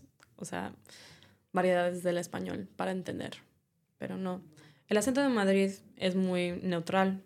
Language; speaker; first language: Spanish; non-native, fluent; English